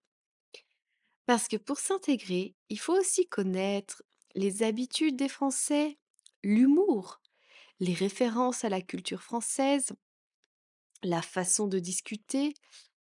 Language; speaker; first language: French; native; French